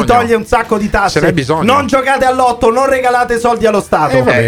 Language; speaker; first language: Italian; native; Italian